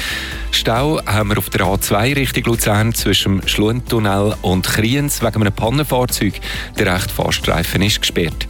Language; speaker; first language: German; native; German